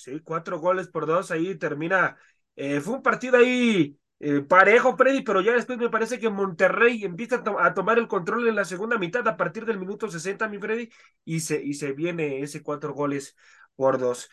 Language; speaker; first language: Spanish; native; Spanish